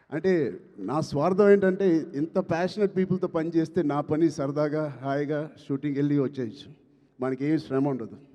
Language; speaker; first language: Telugu; native; Telugu